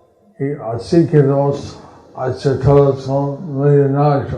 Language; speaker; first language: Spanish; non-native, learner; English